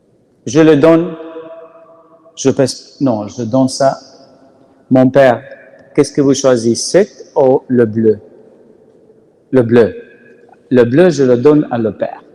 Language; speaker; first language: French; non-native, learner; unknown